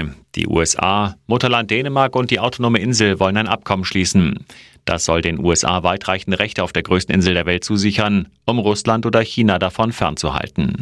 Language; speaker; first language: German; native; German